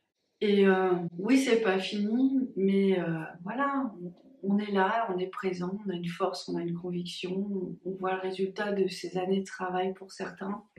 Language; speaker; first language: French; native; French